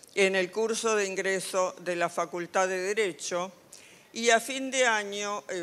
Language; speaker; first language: Spanish; native; Spanish